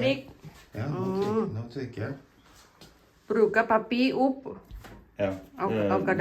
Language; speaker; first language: Norwegian; non-native, learner; Thai